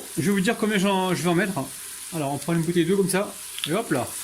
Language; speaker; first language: French; native; French